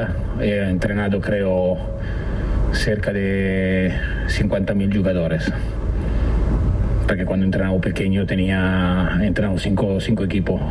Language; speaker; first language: Spanish; non-native, learner; Italian